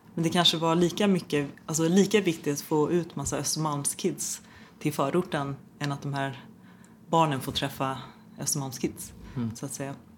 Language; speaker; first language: Swedish; early bilingual, other home language; Persian